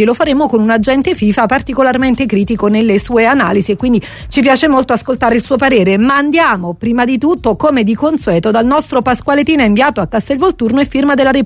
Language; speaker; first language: Italian; native; Italian